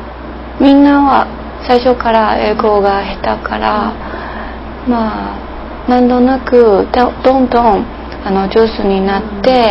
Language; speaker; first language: Japanese; non-native, learner; English